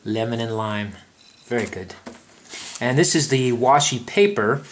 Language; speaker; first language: English; native; English